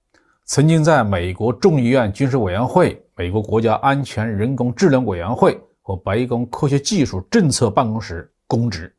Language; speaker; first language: Chinese; native; Chinese